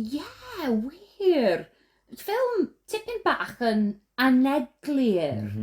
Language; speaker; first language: Welsh; non-native, learner; English